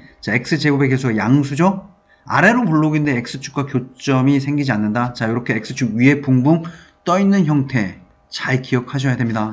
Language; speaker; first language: Korean; native; Korean